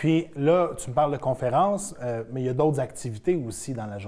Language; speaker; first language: French; native; French